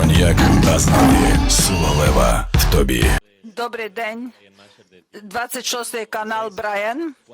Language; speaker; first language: Ukrainian; early bilingual, heritage; Ukrainian